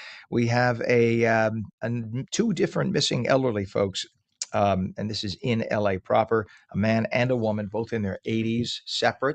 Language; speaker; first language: English; native; English